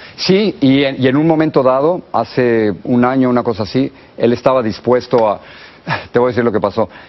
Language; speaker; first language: Spanish; native; Spanish